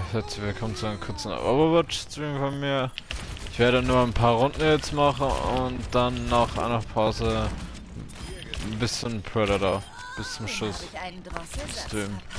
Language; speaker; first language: German; native; German